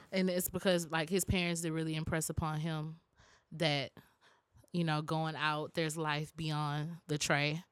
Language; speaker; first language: English; native; English